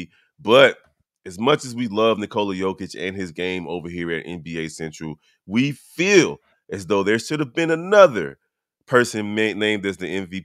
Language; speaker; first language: English; native; English